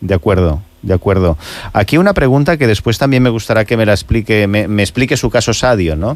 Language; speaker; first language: Spanish; non-native, local second language; Catalan